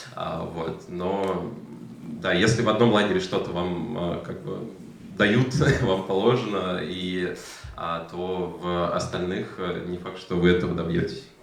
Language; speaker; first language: Russian; native; Russian